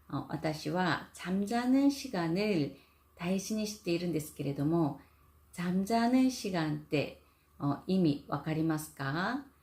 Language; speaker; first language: Japanese; non-native, fluent; Korean